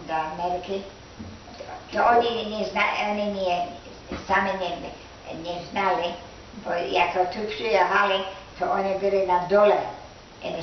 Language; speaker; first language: Polish; early bilingual, heritage; Polish